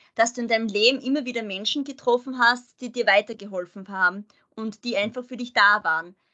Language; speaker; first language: German; non-native, fluent; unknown